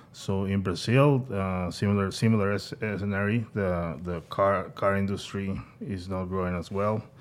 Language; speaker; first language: English; non-native, fluent; Spanish